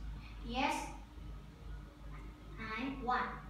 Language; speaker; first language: English; non-native, learner; Vietnamese